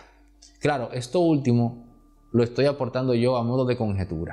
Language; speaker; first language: Spanish; native; Spanish